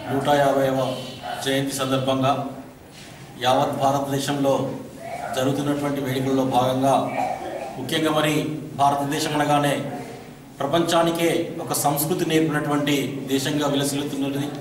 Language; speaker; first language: Telugu; native; Telugu